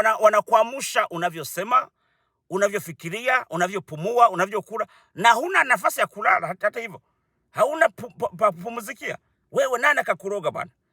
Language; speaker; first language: Swahili; non-native, local second language; Rundi